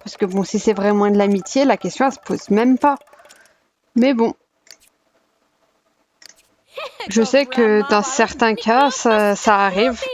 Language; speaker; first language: French; native; French